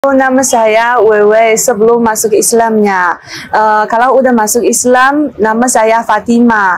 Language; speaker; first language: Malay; non-native, learner; Chinese